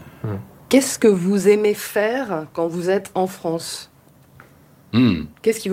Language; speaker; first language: French; native; French